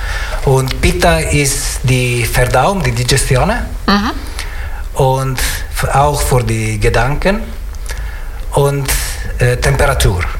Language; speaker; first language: German; non-native, learner; Italian